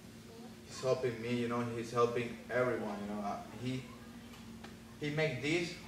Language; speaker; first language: English; non-native, learner; Spanish